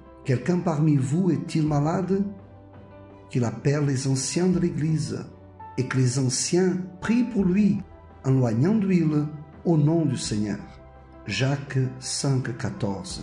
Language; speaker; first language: French; native; French